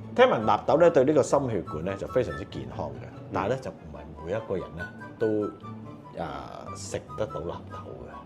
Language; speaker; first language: Cantonese; native; Cantonese